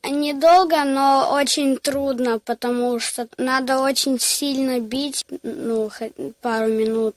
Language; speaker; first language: Russian; early bilingual, heritage; Russian